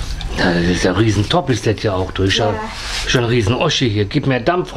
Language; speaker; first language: German; native; German